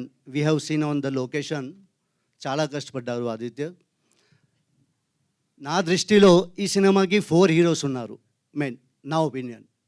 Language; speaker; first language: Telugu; non-native, learner; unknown